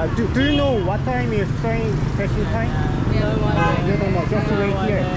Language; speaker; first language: English; non-native, learner; Korean